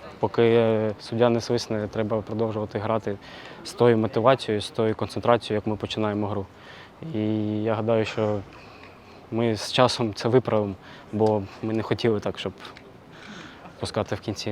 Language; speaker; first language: Ukrainian; native; Ukrainian